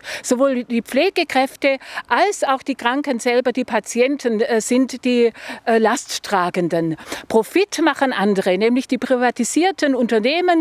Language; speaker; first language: German; native; German